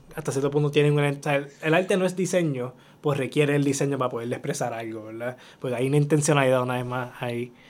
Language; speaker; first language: Spanish; native; Spanish